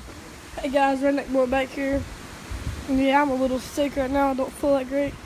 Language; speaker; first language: English; native; English